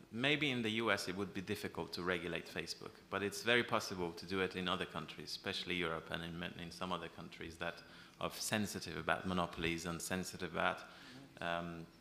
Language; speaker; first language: English; non-native, fluent; Persian